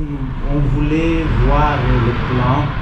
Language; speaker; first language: French; non-native, fluent; Romanian